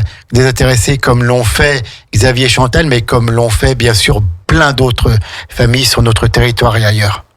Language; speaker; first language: French; native; French